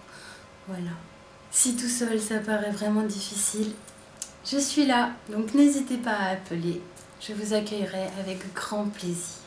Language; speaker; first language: French; native; French